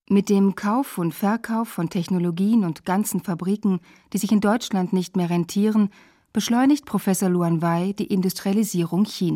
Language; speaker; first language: German; native; German